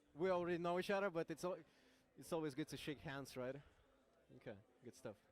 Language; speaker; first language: English; non-native, fluent; Lithuanian